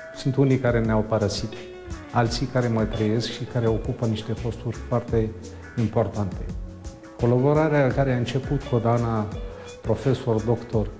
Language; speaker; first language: Romanian; non-native, fluent; Arabic